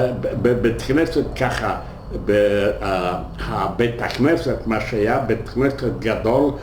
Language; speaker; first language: Hebrew; non-native, fluent; Yiddish